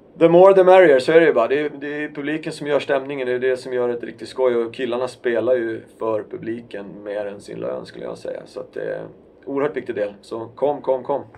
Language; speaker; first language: Swedish; native; Swedish